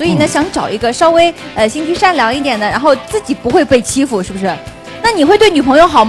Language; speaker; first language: Chinese; native; Chinese